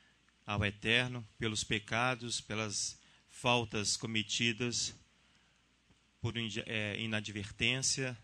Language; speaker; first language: Portuguese; native; Portuguese